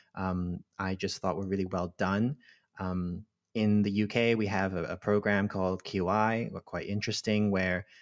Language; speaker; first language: English; non-native, local second language; Cantonese